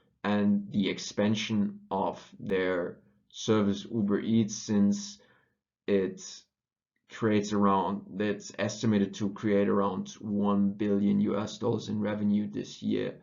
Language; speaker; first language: English; non-native, fluent; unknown